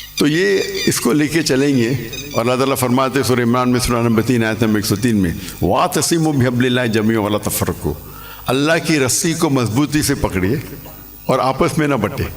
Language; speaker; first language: Urdu; non-native, local second language; English